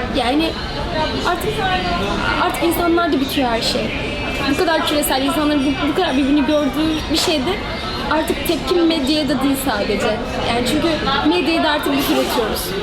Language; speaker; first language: Turkish; native; Turkish